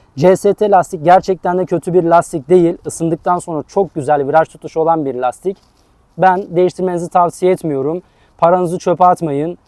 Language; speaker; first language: Turkish; native; Turkish